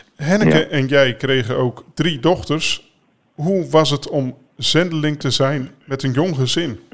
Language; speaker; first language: Dutch; native; Dutch